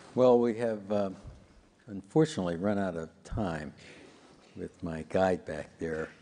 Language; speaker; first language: English; native; English